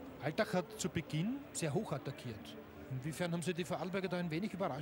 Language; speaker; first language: German; native; German